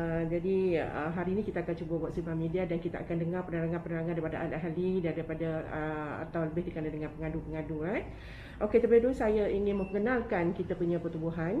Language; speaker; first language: Malay; native; Malay